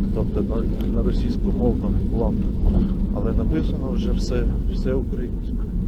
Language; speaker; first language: Ukrainian; non-native, local second language; Russian